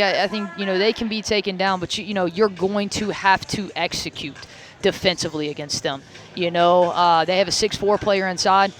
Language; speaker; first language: English; native; English